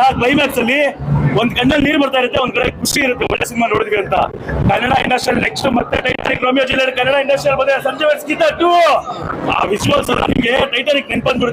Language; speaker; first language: Kannada; native; Kannada